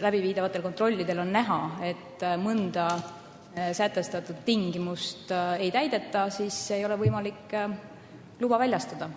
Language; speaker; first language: Estonian; native; Estonian